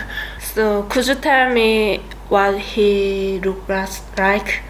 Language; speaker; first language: English; non-native, learner; Korean